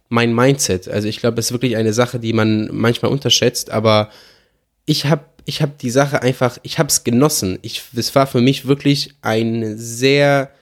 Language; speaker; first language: German; non-native, fluent; Arabic